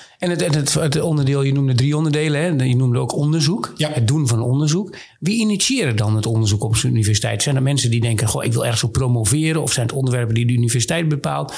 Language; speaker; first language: Dutch; native; Dutch